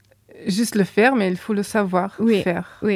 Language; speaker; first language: French; non-native, fluent; German